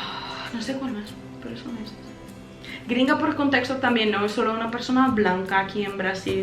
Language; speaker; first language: Spanish; non-native, fluent; English